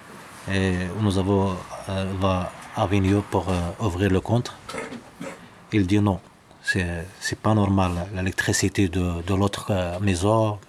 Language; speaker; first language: French; non-native, learner; Arabic